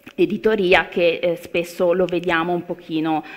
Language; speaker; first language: Italian; native; Italian